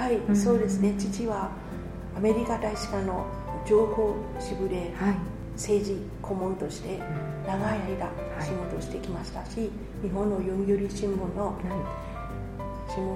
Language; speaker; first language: Japanese; non-native, fluent; Burmese